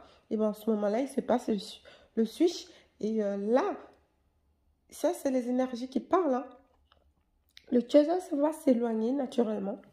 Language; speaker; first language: French; native; French